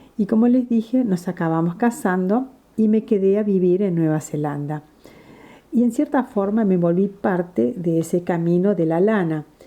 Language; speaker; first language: Spanish; non-native, fluent; English